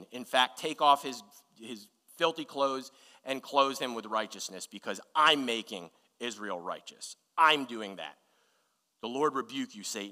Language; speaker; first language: English; native; English